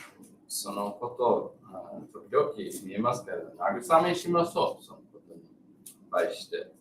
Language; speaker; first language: Japanese; non-native, learner; English